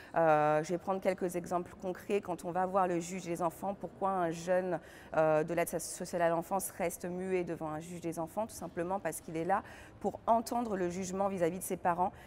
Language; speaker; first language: French; native; French